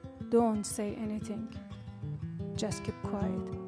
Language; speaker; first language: English; non-native, fluent; Persian